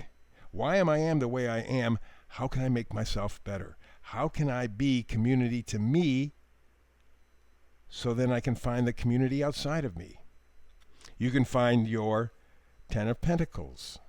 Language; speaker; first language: English; native; English